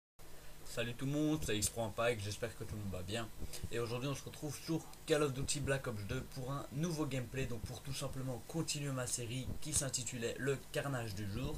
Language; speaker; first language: French; native; French